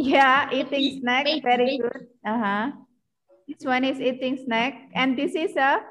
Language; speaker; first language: English; non-native, fluent; Indonesian